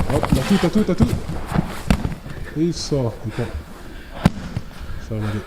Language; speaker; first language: French; native; French